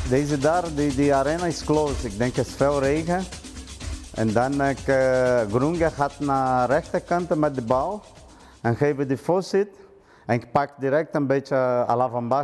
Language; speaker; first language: Dutch; non-native, learner; Portuguese